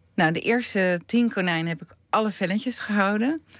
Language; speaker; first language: Dutch; native; Dutch